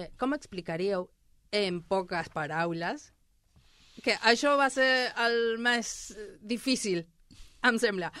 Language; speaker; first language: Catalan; non-native, fluent; Spanish